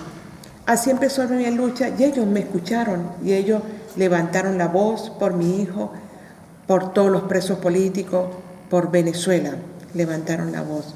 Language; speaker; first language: Spanish; native; Spanish